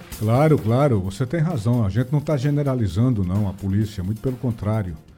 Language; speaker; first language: Portuguese; native; Portuguese